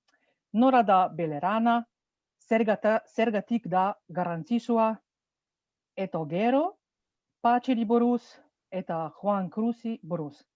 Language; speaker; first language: Basque; non-native, fluent; Slovenian